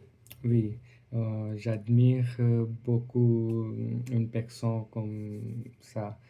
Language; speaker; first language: French; non-native, learner; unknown